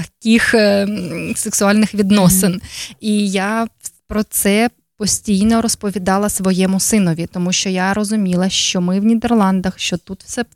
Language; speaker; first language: Ukrainian; native; Ukrainian